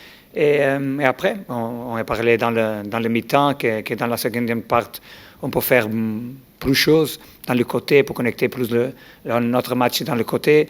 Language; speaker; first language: French; non-native, learner; Portuguese